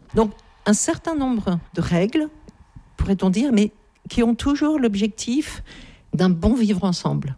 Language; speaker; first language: French; native; French